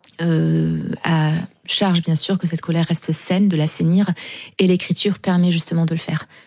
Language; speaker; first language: French; non-native, local second language; Arabic